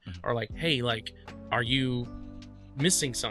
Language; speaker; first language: English; native; English